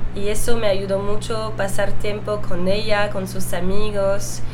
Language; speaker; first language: Spanish; non-native, fluent; French